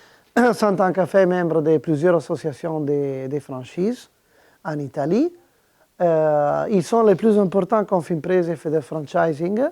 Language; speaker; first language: French; non-native, fluent; Italian